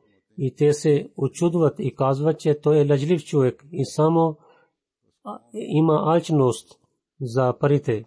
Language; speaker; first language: Bulgarian; non-native, fluent; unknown